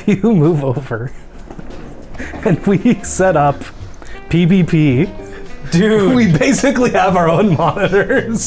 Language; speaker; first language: English; native; English